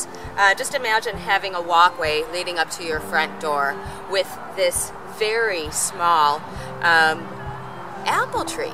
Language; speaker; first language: English; native; English